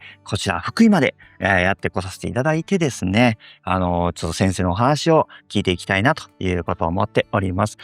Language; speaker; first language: Japanese; native; Japanese